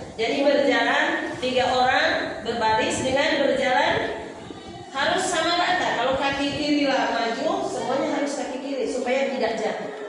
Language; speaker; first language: Indonesian; native; Indonesian